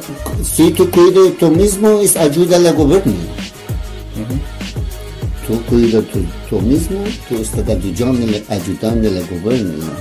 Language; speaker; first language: Spanish; non-native, learner; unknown